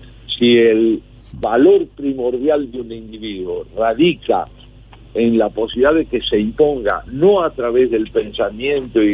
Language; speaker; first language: Spanish; native; Spanish